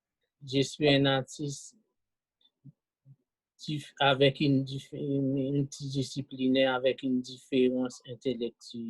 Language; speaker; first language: French; non-native, local second language; Haitian Creole